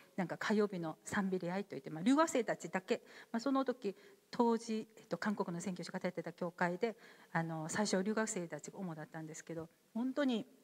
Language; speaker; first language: Japanese; non-native, fluent; Korean